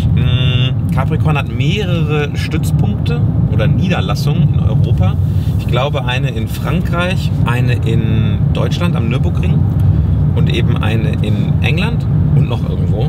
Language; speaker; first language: German; native; German